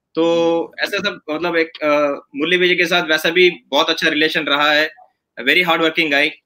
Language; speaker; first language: Hindi; non-native, local second language; Gujarati